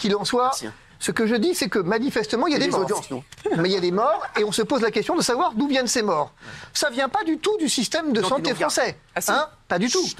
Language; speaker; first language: French; native; French